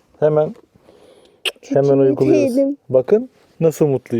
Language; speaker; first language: Turkish; native; Turkish